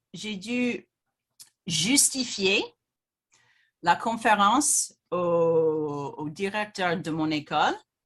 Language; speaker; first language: French; non-native, fluent; English